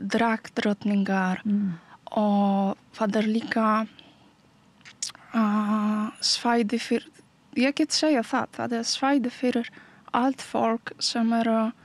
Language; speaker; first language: Icelandic; non-native, learner; Polish